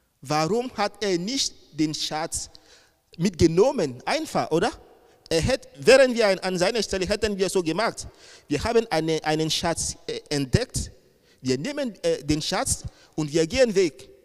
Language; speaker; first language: German; non-native, fluent; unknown